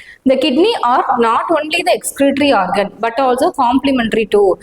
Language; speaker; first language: English; non-native, local second language; Tamil